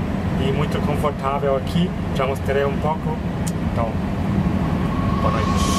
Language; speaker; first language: Portuguese; non-native, fluent; German